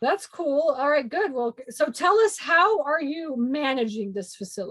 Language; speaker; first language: English; native; English